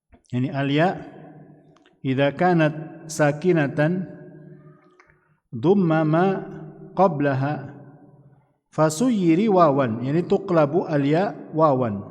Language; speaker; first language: Arabic; non-native, fluent; Indonesian